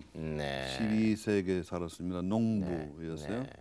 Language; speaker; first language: Korean; non-native, fluent; English